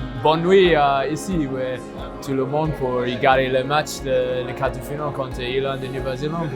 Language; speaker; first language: French; non-native, learner; English